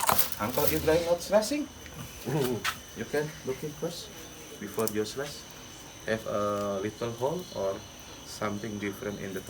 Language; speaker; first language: English; non-native, learner; Indonesian